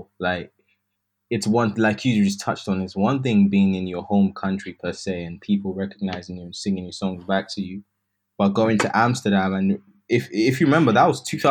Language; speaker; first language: English; native; English